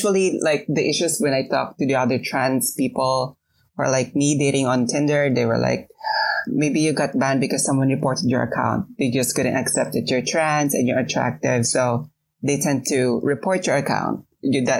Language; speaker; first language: English; non-native, local second language; Filipino